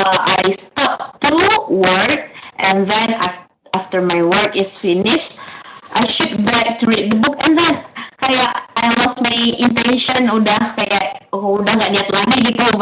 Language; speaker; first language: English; non-native, learner; Indonesian